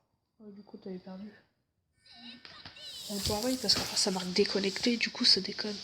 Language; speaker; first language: French; native; French